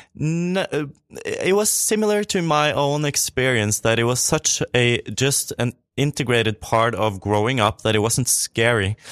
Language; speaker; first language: English; non-native, fluent; Norwegian